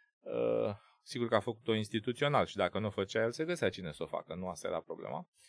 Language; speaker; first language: Romanian; native; Romanian